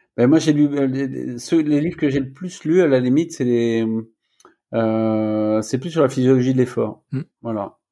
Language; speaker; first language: French; native; French